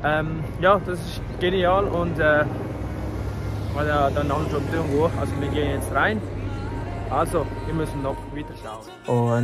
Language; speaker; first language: German; non-native, learner; Tibetan